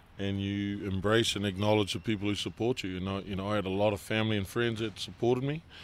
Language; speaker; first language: English; native; English